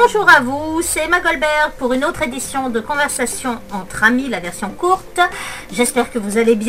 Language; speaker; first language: French; native; French